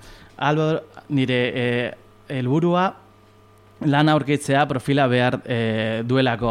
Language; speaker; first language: Basque; non-native, local second language; Spanish